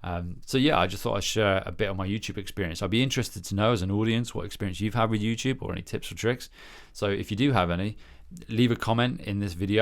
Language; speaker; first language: English; native; English